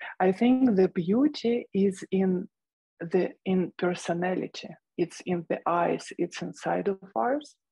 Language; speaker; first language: English; non-native, fluent; Russian